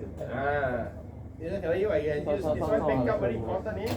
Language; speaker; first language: Chinese; native; Chinese